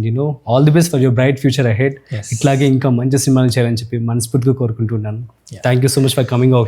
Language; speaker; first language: Telugu; native; Telugu